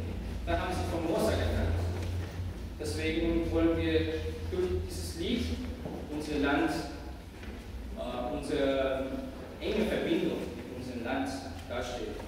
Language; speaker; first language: German; non-native, fluent; Chinese